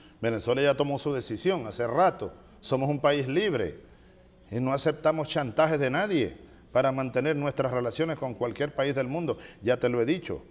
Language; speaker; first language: Spanish; native; Spanish